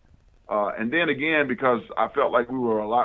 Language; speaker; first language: English; native; English